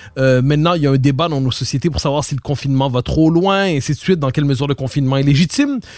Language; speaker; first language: French; native; French